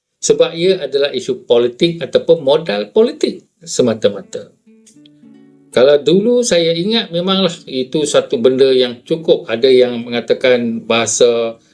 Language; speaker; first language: Malay; native; Malay